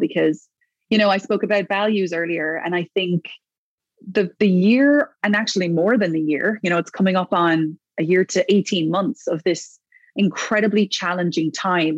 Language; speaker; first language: English; native; English